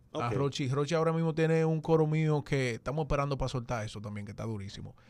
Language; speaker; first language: Spanish; early bilingual, heritage; Spanish